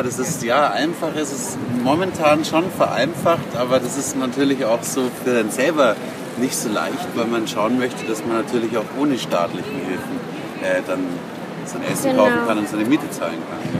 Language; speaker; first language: German; native; German